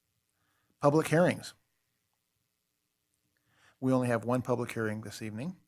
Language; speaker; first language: English; native; English